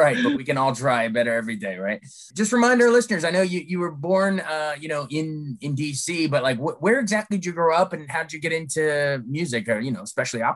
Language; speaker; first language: English; native; English